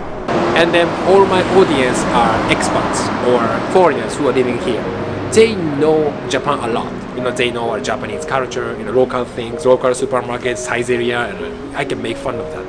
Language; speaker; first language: English; non-native, fluent; Japanese